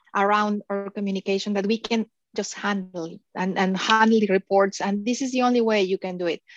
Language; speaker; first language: English; non-native, fluent; Spanish